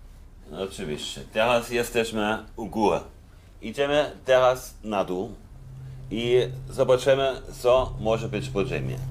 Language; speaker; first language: Polish; non-native, learner; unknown